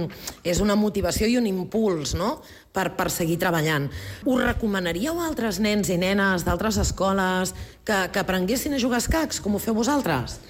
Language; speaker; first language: Catalan; native; Catalan